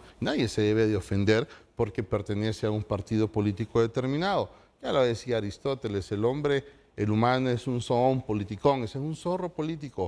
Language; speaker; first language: Spanish; native; Spanish